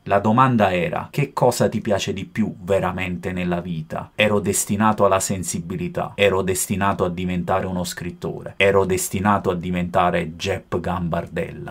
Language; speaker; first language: Italian; native; Italian